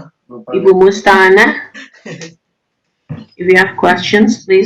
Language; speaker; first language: English; non-native, fluent; Indonesian